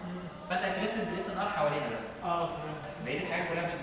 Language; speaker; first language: Arabic; native; Arabic